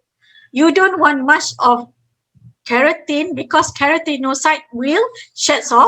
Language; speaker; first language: English; non-native, fluent; Malay